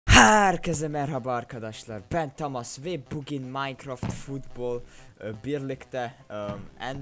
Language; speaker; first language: Turkish; non-native, learner; English